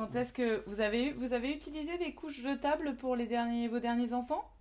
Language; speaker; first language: French; native; French